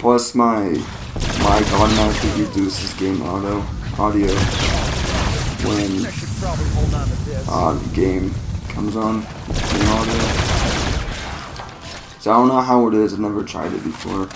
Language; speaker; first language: English; native; English